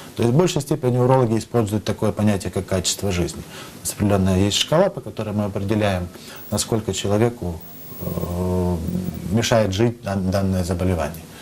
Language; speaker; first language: Russian; native; Russian